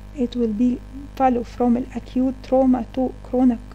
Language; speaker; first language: English; non-native, fluent; Arabic